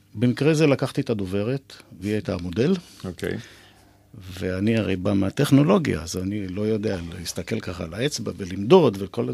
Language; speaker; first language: Hebrew; native; Hebrew